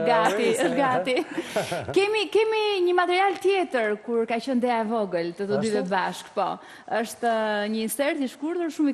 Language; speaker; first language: Albanian; native; Albanian